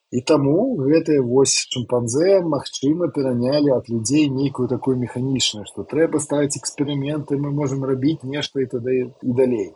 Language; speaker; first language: Belarusian; non-native, local second language; Russian